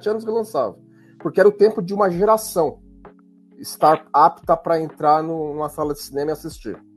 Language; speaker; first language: Portuguese; native; Portuguese